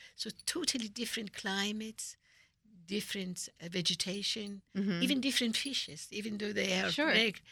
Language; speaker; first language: English; non-native, fluent; Persian